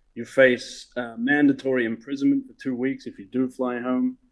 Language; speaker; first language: English; native; English